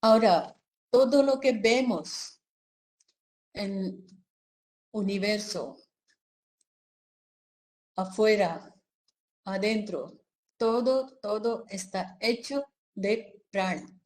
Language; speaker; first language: Spanish; non-native, fluent; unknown